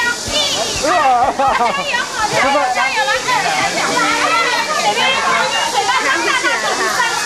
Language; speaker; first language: Chinese; native; Chinese